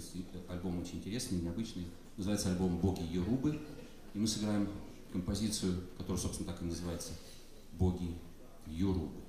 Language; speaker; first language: Russian; native; Russian